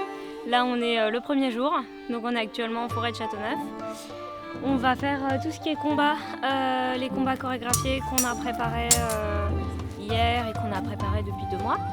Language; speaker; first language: French; native; French